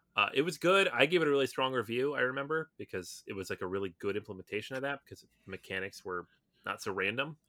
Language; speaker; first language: English; native; English